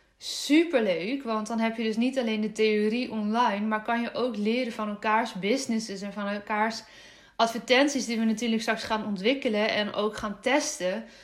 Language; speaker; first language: Dutch; native; Dutch